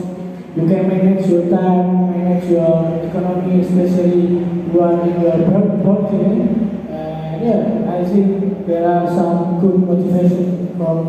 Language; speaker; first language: English; non-native, learner; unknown